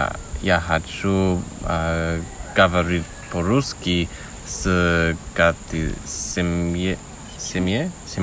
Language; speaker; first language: Russian; non-native, learner; English